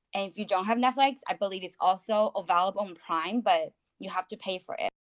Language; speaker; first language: English; non-native, fluent; Chinese